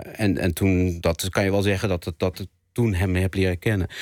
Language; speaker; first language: Dutch; native; Dutch